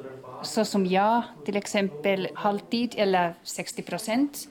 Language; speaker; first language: Swedish; non-native, fluent; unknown